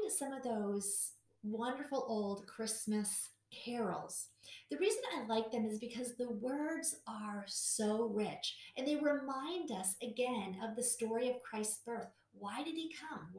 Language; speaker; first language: English; native; English